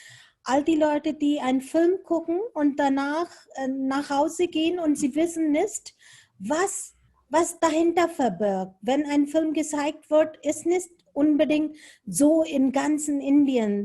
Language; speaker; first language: German; non-native, fluent; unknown